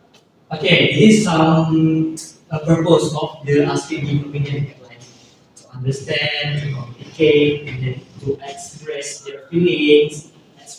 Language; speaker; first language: English; non-native, learner; Indonesian